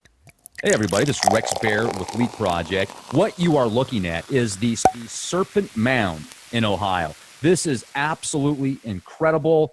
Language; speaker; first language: English; native; English